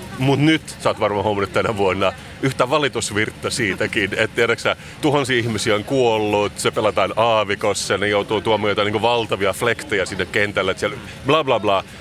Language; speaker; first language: Finnish; non-native, local second language; Swedish